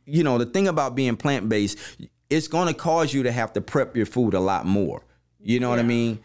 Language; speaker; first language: English; native; English